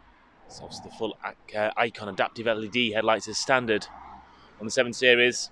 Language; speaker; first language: English; native; English